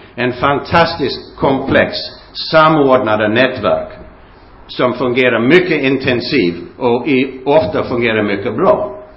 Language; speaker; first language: Swedish; non-native, fluent; English